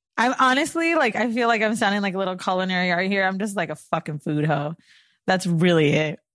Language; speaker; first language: English; native; English